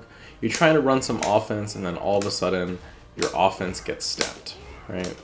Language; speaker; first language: English; native; English